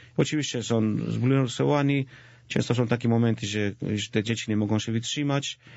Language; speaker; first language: Polish; non-native, fluent; Georgian